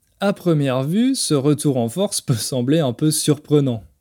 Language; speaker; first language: French; native; French